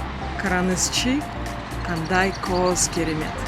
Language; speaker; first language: Kyrgyz; non-native, learner; Russian